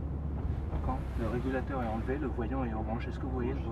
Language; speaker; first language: French; native; French